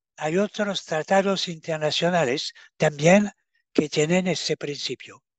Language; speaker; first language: Spanish; non-native, fluent; French